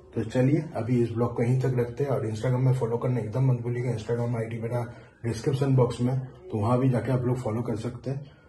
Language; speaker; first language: Hindi; non-native, local second language; Bangla